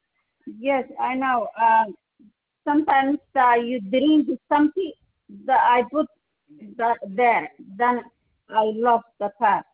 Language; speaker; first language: English; non-native, learner; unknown